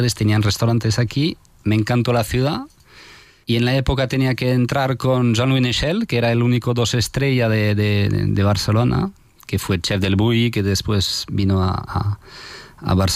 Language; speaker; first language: Spanish; non-native, fluent; French